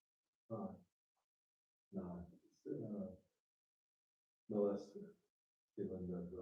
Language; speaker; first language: Spanish; non-native, learner; English